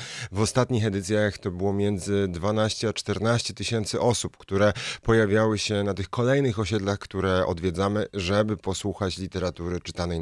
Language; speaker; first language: Polish; native; Polish